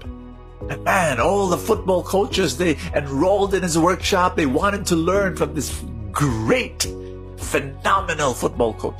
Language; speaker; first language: English; non-native, local second language; Filipino